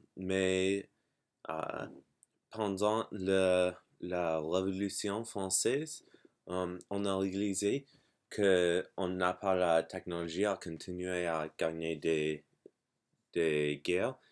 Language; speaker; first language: French; non-native, learner; English